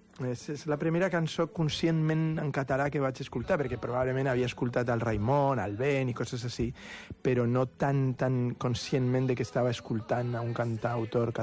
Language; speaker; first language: Catalan; non-native, local second language; Spanish